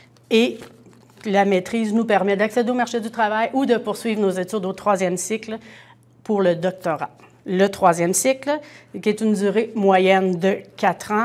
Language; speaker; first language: French; native; French